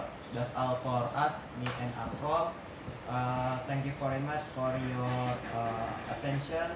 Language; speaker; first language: English; non-native, learner; Indonesian